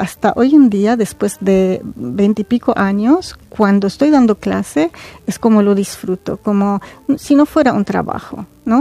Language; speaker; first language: Spanish; non-native, fluent; Arabic